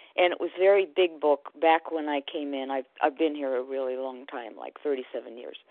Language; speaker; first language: English; native; English